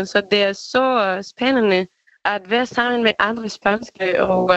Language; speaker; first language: Danish; non-native, learner; Spanish